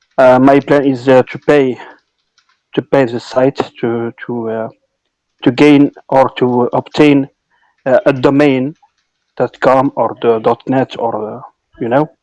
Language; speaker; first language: English; non-native, local second language; Arabic